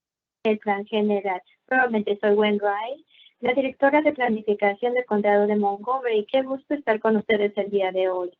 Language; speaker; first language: Spanish; non-native, fluent; English